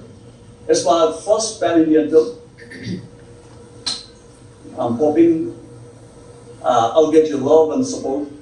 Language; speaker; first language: English; non-native, local second language; Bangla